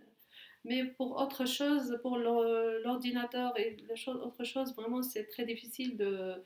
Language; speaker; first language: French; non-native, fluent; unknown